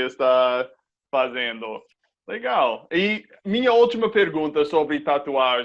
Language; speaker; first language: Portuguese; non-native, fluent; English